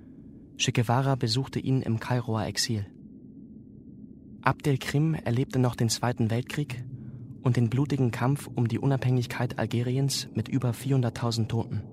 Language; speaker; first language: German; native; German